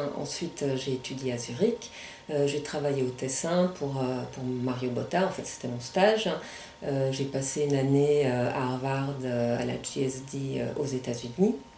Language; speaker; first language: French; non-native, local second language; German